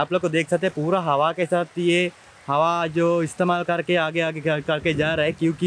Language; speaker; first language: Hindi; non-native, fluent; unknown